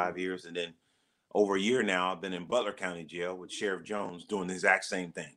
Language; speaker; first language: English; native; English